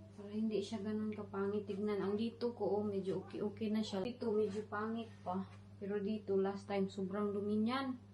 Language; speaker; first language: Filipino; non-native, local second language; Cebuano